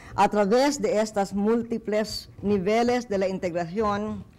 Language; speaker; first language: Spanish; non-native, fluent; Filipino